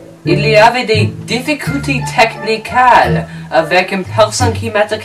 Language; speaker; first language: French; non-native, learner; English